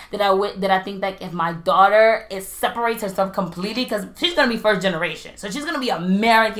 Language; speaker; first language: English; non-native, fluent; Spanish